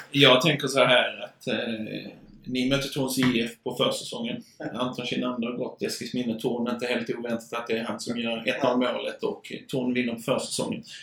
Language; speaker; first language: Swedish; native; Swedish